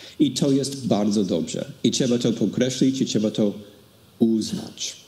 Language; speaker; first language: Polish; non-native, fluent; English